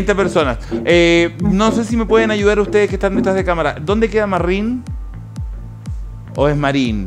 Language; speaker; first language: Spanish; native; Spanish